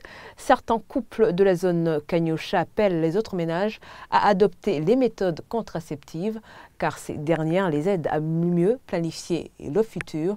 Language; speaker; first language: French; non-native, local second language; Rundi